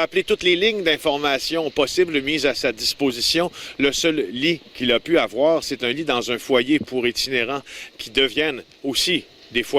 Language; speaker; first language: French; native; French